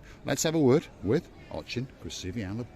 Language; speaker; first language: English; native; English